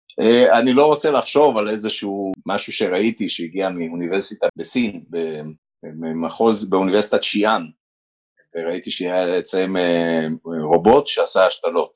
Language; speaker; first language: Hebrew; early bilingual, other home language; Romanian